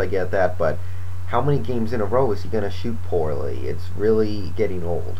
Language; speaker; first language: English; native; English